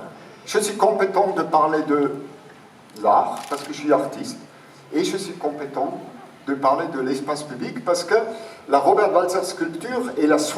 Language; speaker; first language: French; non-native, fluent; German